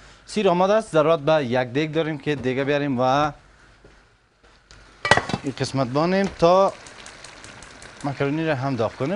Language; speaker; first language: Persian; native; Persian